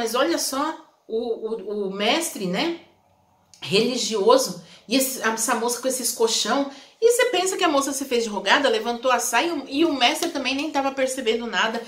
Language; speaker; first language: Portuguese; native; Portuguese